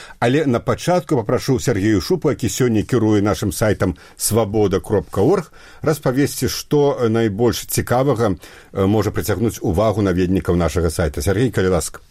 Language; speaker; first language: Belarusian; native; Belarusian